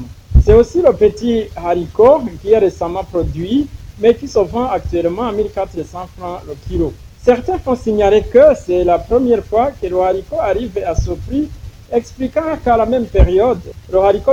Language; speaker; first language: French; non-native, local second language; Rundi